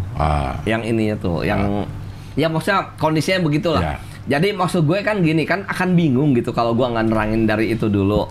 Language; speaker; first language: Indonesian; native; Indonesian